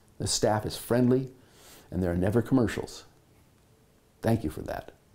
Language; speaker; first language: English; native; English